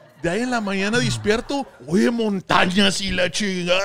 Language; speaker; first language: Spanish; early bilingual, heritage; Spanish